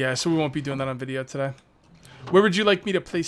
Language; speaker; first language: English; native; English